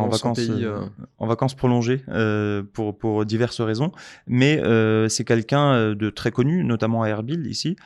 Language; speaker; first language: French; native; French